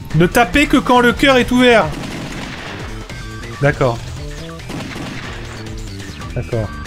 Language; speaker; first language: French; native; French